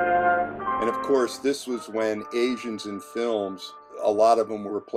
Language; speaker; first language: English; native; English